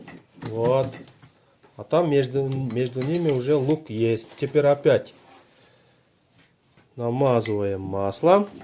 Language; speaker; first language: Russian; non-native, local second language; Kyrgyz